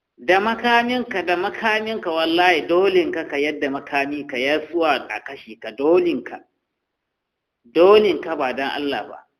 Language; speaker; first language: Hausa; non-native, local second language; Fula